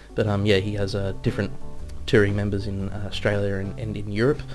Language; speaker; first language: English; native; English